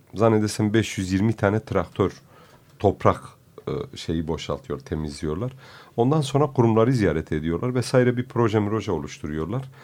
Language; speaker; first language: Turkish; non-native, local second language; Kurdish